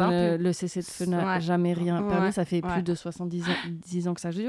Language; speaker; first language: French; native; French